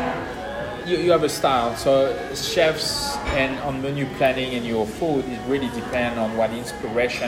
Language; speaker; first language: English; non-native, fluent; French